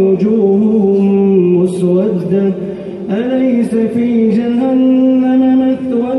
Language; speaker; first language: Arabic; native; Arabic